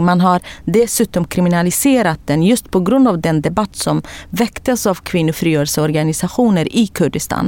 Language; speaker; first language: Swedish; non-native, fluent; Kurdish